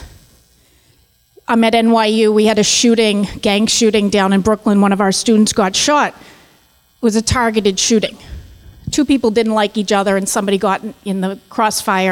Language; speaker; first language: English; native; English